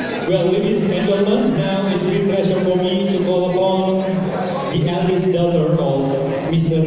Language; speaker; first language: English; non-native, fluent; Indonesian